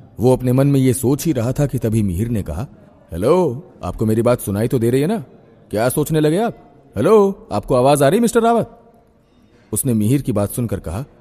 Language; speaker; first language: Hindi; native; Hindi